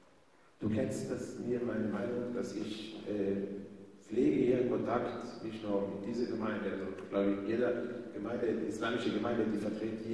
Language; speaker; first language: German; non-native, fluent; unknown